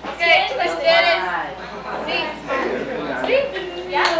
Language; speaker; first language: Spanish; early bilingual, other home language; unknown